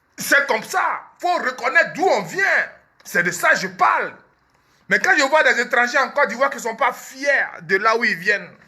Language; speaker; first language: French; early bilingual, other home language; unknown